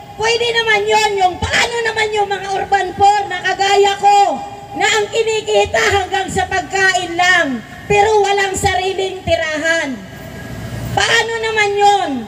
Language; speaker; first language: Filipino; non-native, local second language; Waray